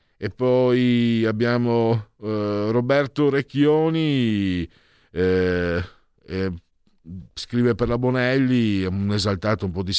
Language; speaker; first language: Italian; native; Italian